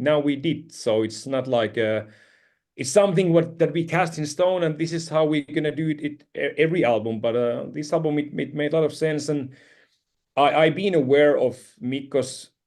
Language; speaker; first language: English; non-native, fluent; Finnish